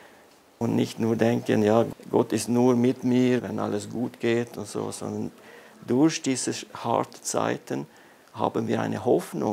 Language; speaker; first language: German; non-native, fluent; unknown